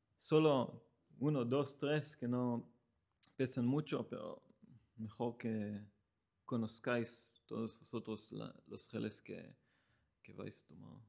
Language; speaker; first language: Spanish; non-native, learner; Hebrew